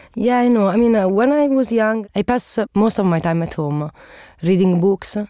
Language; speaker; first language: English; non-native, learner; Italian